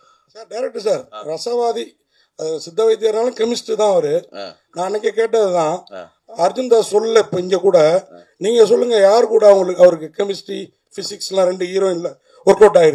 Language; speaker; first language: Tamil; native; Tamil